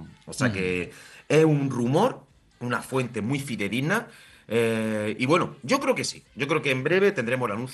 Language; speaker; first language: Spanish; native; Spanish